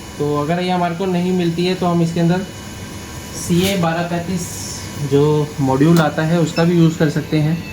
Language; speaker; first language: Hindi; native; Hindi